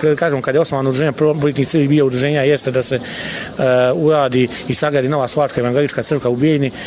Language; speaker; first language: Bosnian; non-native, local second language; Slovak